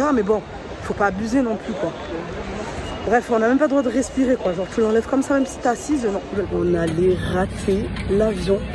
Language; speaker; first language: French; early bilingual, other home language; Fula